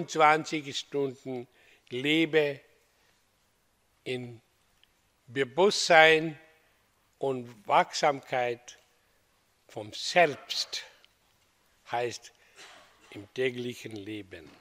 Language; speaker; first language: German; non-native, fluent; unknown